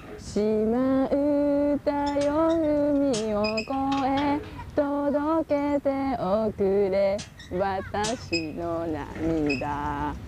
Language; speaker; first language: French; non-native, learner; Japanese